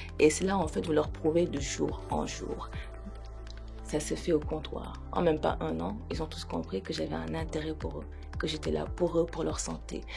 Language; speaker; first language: French; non-native, local second language; Wolof